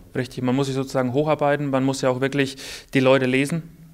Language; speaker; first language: German; native; German